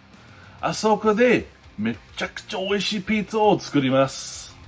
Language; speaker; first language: Japanese; non-native, learner; English